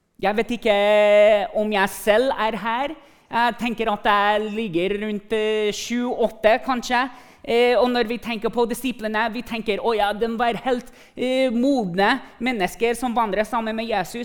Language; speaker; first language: Norwegian; early bilingual, other home language; English